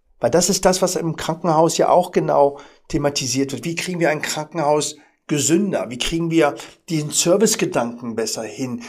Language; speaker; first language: German; early bilingual, other home language; Arabic